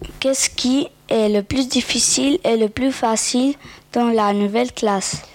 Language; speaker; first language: French; native; French